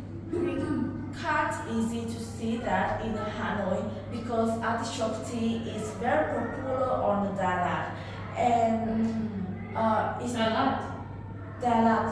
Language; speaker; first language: English; non-native, learner; Vietnamese